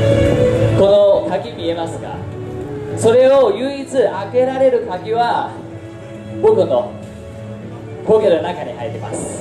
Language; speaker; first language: Japanese; non-native, fluent; Chinese